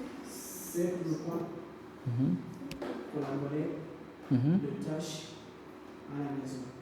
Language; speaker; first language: French; non-native, learner; Kinyarwanda